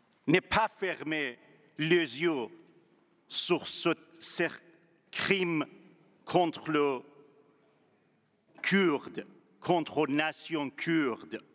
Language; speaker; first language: French; non-native, learner; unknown